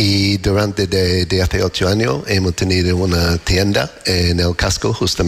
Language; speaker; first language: Spanish; non-native, learner; English